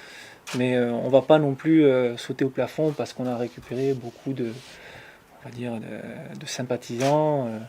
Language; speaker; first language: French; native; French